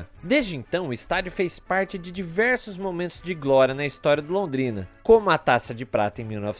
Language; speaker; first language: Portuguese; native; Portuguese